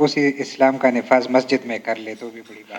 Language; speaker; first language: Urdu; native; Urdu